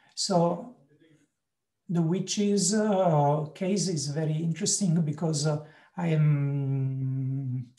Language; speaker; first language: English; non-native, fluent; Italian